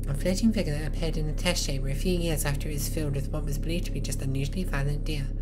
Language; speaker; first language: English; native; English